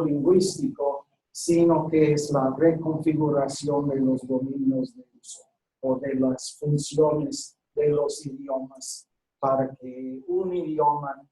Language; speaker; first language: Spanish; non-native, fluent; English